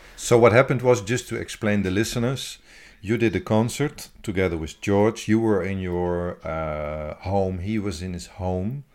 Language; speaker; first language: English; non-native, fluent; Dutch